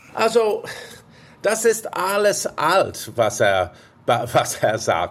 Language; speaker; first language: German; non-native, fluent; English